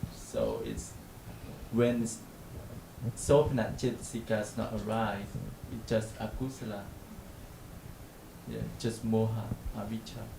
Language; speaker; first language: English; non-native, learner; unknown